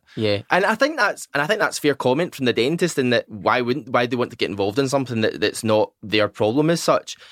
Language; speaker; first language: English; native; English